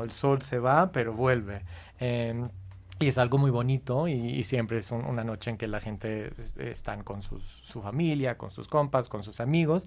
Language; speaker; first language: Spanish; non-native, fluent; English